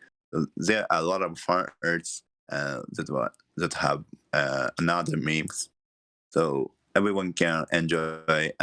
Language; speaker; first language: English; non-native, learner; Japanese